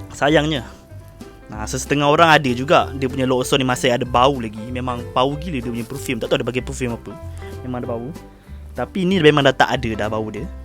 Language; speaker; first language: Malay; native; Malay